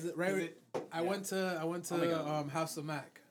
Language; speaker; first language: English; native; English